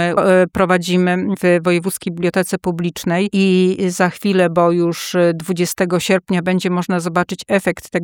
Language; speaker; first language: Polish; native; Polish